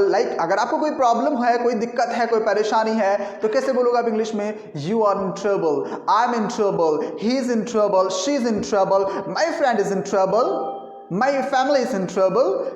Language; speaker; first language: Hindi; native; Hindi